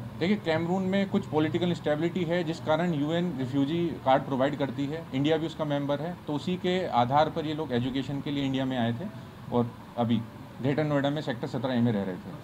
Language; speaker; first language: Hindi; native; Hindi